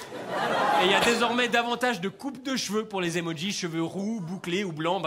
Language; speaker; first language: French; native; French